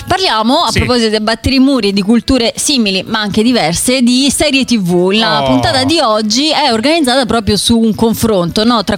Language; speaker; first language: Italian; native; Italian